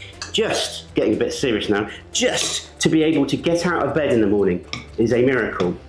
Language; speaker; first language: English; native; English